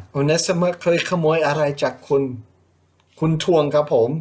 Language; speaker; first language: Thai; non-native, fluent; English